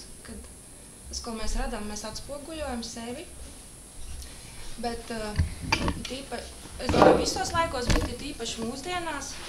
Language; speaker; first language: Latvian; native; Latvian